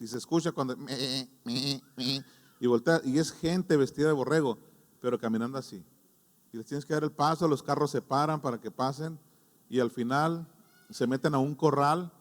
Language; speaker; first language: Spanish; native; Spanish